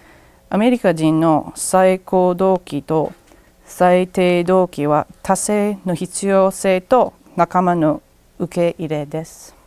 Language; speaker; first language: Japanese; non-native, learner; English